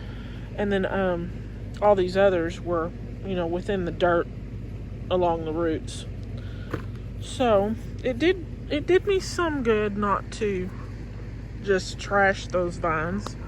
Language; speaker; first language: English; native; English